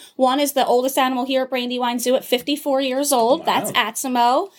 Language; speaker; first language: English; native; English